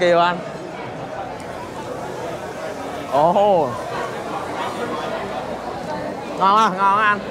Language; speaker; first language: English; non-native, learner; Vietnamese